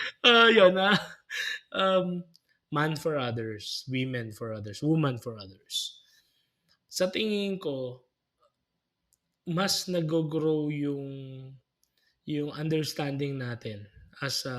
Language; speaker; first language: Filipino; native; Filipino